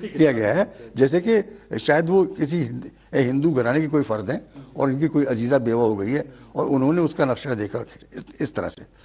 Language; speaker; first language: Hindi; native; Hindi